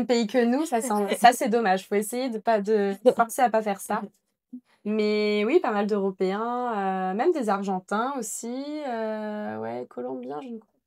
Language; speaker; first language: French; native; French